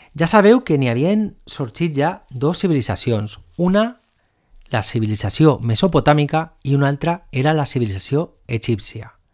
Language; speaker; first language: Catalan; non-native, local second language; Spanish